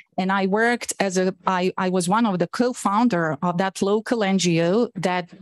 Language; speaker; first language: English; non-native, fluent; Bosnian